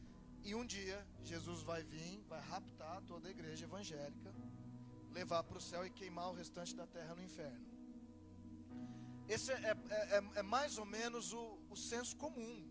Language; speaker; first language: Portuguese; native; Portuguese